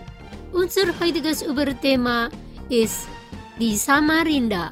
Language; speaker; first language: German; non-native, fluent; Indonesian